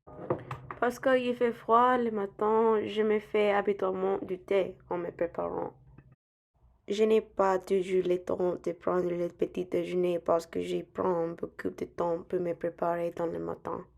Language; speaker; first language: French; non-native, learner; English